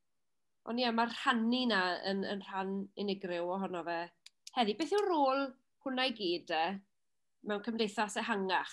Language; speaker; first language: Welsh; native; Welsh